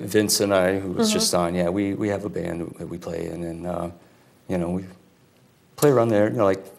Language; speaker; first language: English; native; English